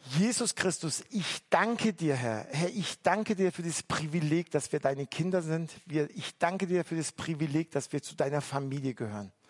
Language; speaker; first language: German; early bilingual, other home language; Turkish